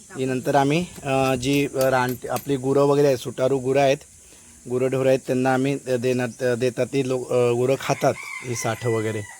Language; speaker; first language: Marathi; native; Marathi